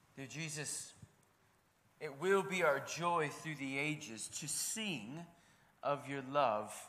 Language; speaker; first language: English; native; English